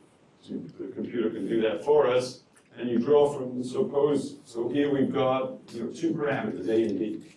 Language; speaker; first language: English; native; English